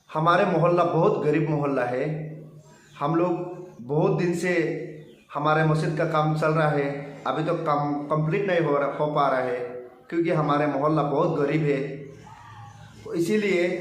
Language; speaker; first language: Hindi; non-native, local second language; Bangla